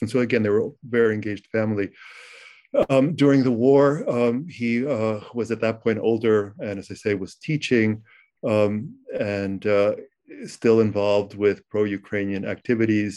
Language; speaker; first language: English; early bilingual, other home language; Ukrainian